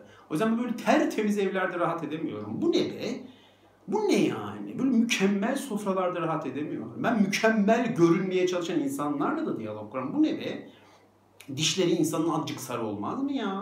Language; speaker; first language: Turkish; native; Turkish